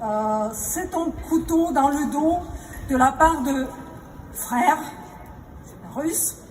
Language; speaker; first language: French; non-native, fluent; Russian